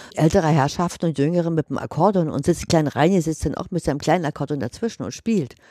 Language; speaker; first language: German; native; German